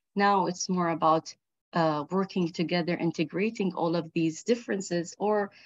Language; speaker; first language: English; early bilingual, other home language; Arabic